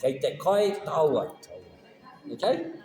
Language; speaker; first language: Māori; non-native, local second language; English